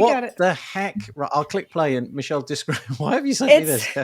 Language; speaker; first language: English; native; English